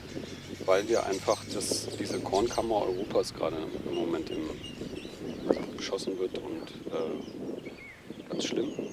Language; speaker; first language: German; native; German